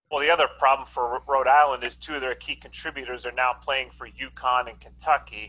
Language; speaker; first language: English; native; English